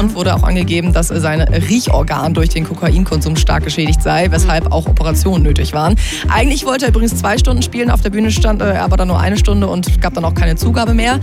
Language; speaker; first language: German; native; German